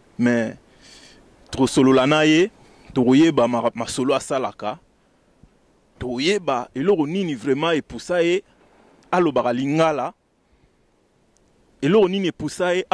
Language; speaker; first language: Lingala; native; Lingala